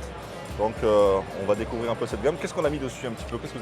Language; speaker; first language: French; native; French